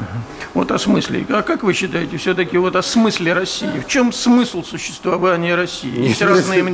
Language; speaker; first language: Russian; native; Russian